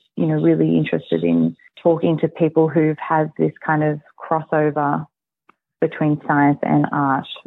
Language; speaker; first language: English; early bilingual, heritage; English